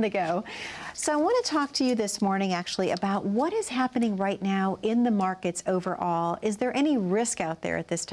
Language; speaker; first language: English; native; English